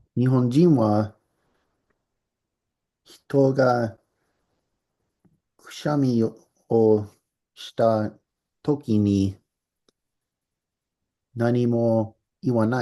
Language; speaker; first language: Japanese; non-native, learner; English